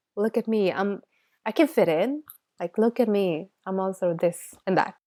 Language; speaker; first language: English; non-native, fluent; Bangla